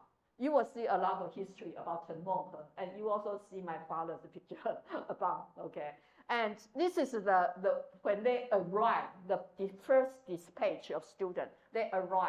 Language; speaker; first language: English; non-native, fluent; Chinese